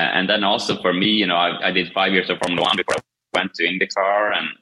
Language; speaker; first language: English; non-native, fluent; Swedish